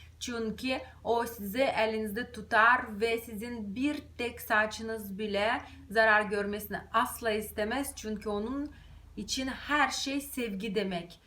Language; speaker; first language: Turkish; non-native, fluent; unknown